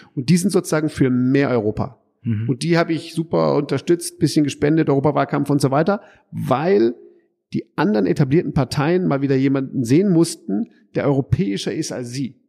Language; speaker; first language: German; early bilingual, heritage; German